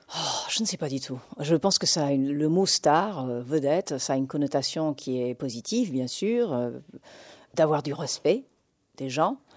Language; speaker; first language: French; non-native, fluent; English